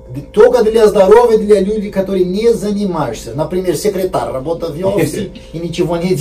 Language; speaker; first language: Russian; non-native, fluent; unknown